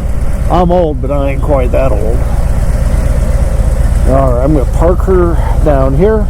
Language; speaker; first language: English; native; English